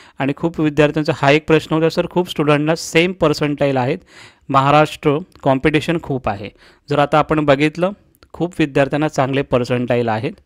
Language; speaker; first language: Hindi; non-native, local second language; Marathi